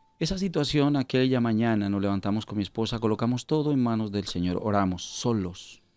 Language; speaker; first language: Spanish; native; Spanish